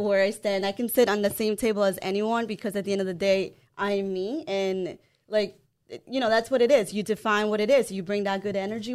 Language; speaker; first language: English; non-native, fluent; Spanish